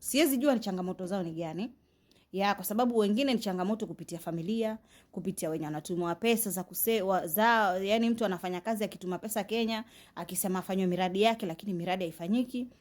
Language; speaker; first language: Swahili; native; Swahili